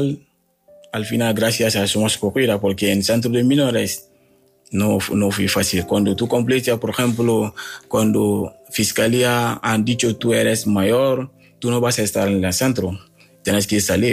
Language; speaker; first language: Spanish; non-native, learner; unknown